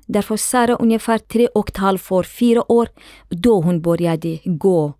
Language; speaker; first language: Swedish; non-native, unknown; Central Kurdish